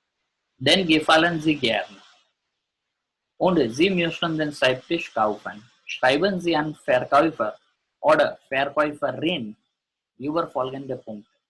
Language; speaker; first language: German; non-native, learner; Gujarati